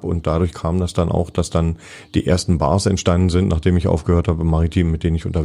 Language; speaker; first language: German; native; German